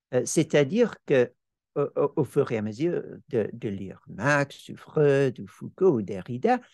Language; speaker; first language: French; non-native, fluent; English